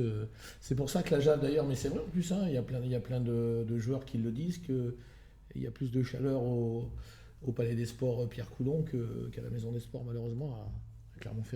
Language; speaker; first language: French; native; French